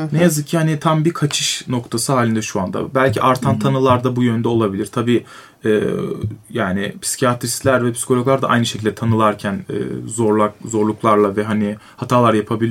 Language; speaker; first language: Turkish; native; Turkish